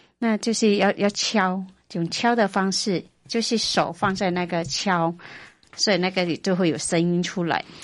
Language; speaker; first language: Chinese; non-native, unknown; Indonesian